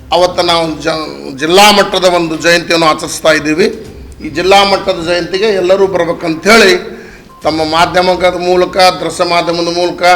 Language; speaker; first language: Kannada; non-native, local second language; Lambadi